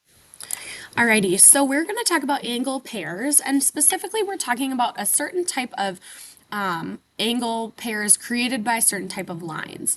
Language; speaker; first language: English; native; English